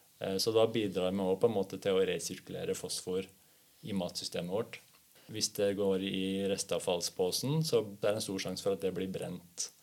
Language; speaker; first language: Norwegian; native; Norwegian